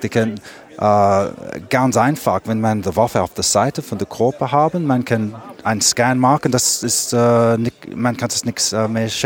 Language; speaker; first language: German; non-native, learner; English